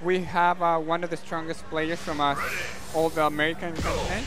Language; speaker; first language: English; non-native, learner; Spanish